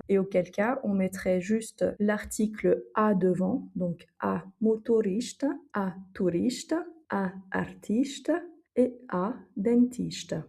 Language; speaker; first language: French; native; French